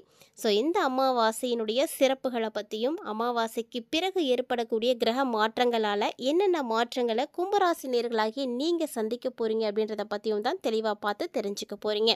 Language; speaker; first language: Tamil; native; Tamil